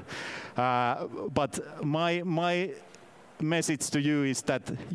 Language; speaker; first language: English; non-native, fluent; Finnish